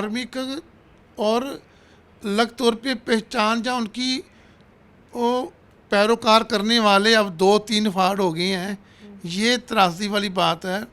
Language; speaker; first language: Hindi; non-native, local second language; Punjabi